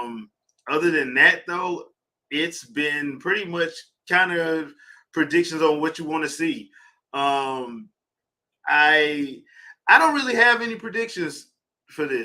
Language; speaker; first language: English; native; English